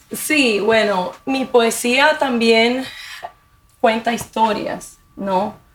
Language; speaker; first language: Spanish; native; Spanish